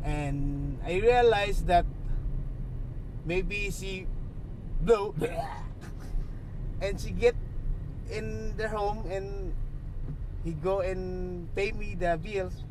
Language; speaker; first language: English; non-native, learner; Cebuano